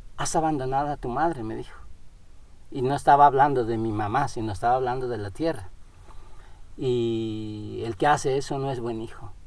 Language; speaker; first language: Spanish; non-native, local second language; Nahuatl languages